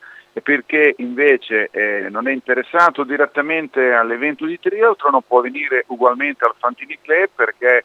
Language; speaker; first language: Italian; native; Italian